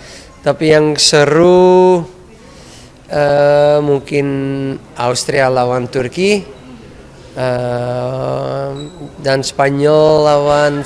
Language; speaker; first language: Indonesian; non-native, fluent; Dutch